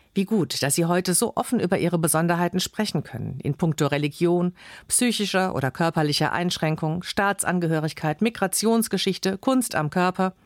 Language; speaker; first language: German; native; German